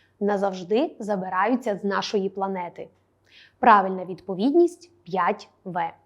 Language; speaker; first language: Ukrainian; native; Ukrainian